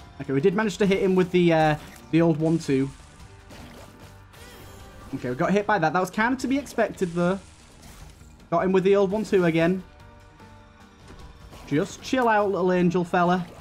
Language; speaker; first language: English; native; English